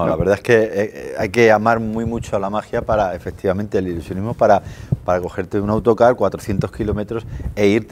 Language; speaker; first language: Spanish; native; Spanish